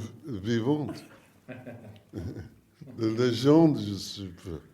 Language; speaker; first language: French; non-native, learner; English